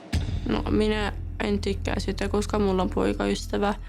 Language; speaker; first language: Finnish; non-native, learner; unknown